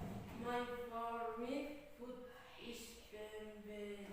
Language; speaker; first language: English; non-native, learner; Indonesian